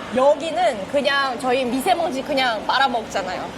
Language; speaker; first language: Korean; non-native, fluent; Portuguese